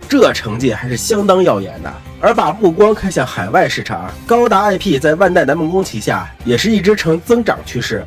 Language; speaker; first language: Chinese; native; Chinese